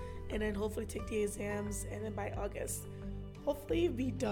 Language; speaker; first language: English; early bilingual, other home language; Ewe